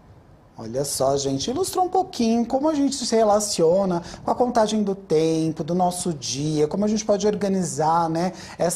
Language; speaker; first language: Portuguese; native; Portuguese